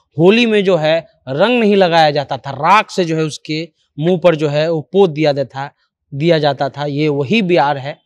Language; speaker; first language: Hindi; native; Hindi